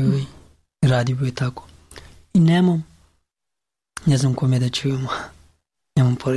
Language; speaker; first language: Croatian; non-native, learner; Pashto